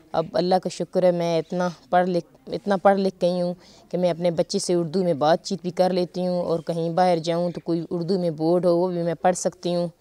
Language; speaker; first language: Urdu; non-native, local second language; Punjabi